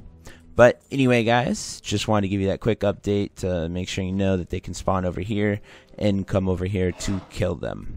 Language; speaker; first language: English; native; English